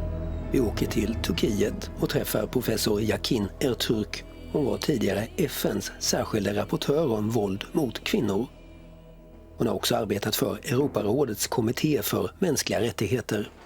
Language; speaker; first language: Swedish; native; Swedish